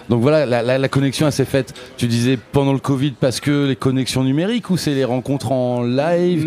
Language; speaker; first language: French; native; French